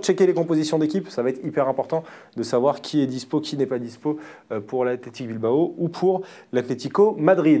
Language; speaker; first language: French; native; French